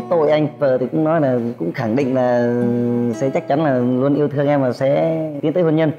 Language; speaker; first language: Vietnamese; native; Vietnamese